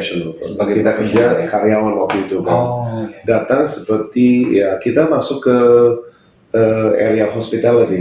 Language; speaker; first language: Indonesian; non-native, fluent; English